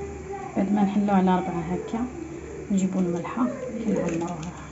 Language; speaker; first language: Arabic; native; Arabic